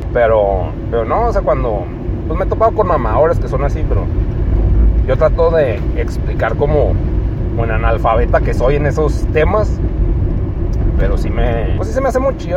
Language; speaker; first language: Spanish; native; Spanish